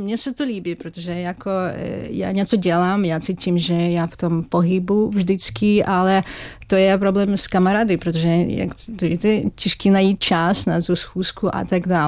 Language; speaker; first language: Czech; non-native, learner; Ukrainian